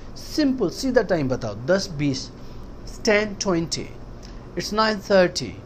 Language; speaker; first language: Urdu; non-native, local second language; Baluchi